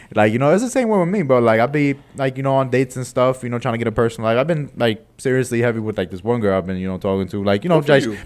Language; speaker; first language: English; native; English